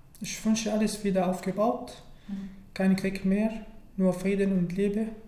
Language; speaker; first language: German; non-native, learner; Arabic